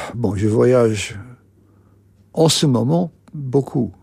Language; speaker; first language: French; non-native, fluent; English